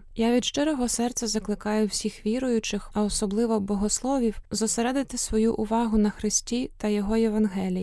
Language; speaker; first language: Ukrainian; native; Ukrainian